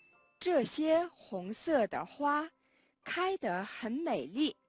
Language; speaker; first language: Chinese; non-native, fluent; Mongolian